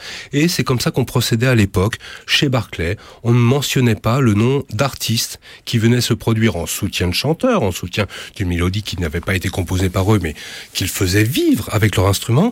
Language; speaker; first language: French; native; French